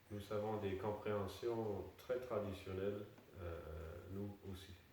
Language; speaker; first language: French; non-native, fluent; Danish